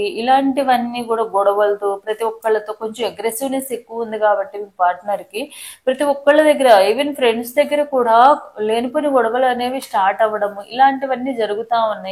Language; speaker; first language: Telugu; native; Telugu